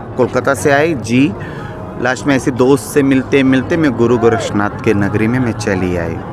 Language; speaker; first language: Hindi; non-native, local second language; Telugu